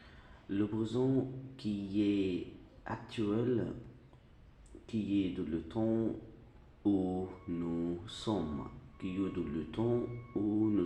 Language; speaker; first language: French; non-native, fluent; Arabic